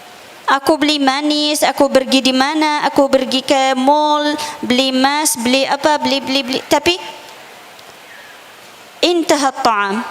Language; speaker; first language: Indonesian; non-native, learner; Arabic